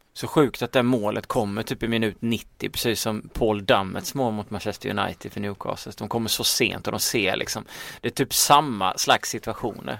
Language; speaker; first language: Swedish; native; Swedish